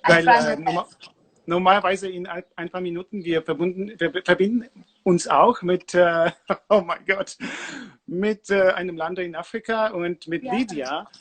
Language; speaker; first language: German; non-native, learner; Polish